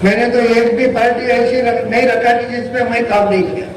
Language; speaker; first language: Hindi; non-native, local second language; Marathi